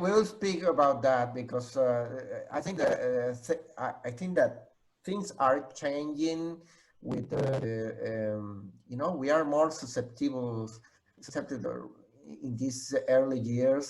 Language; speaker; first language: English; non-native, fluent; Spanish